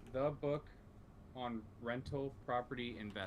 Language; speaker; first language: English; native; English